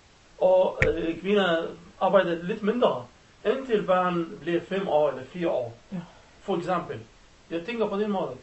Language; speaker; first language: Danish; non-native, learner; Arabic